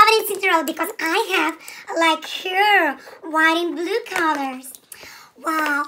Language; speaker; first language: English; non-native, learner; Russian